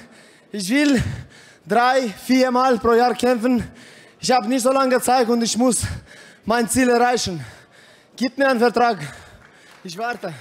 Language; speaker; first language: German; non-native, fluent; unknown